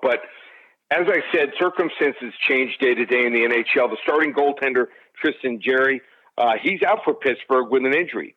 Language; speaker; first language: English; native; English